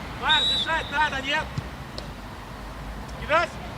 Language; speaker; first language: Russian; native; Russian